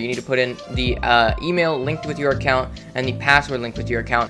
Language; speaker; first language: English; native; English